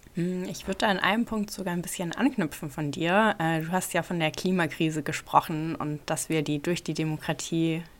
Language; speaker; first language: German; native; German